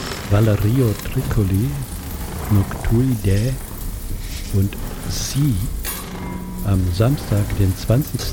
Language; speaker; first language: German; native; German